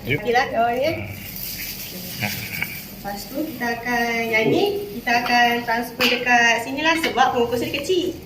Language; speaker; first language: Malay; native; Malay